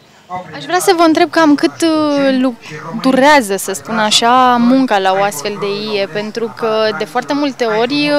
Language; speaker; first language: Romanian; native; Romanian